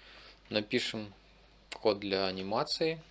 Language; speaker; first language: Russian; native; Russian